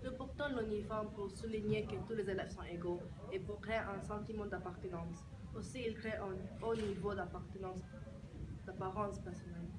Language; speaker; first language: French; non-native, learner; English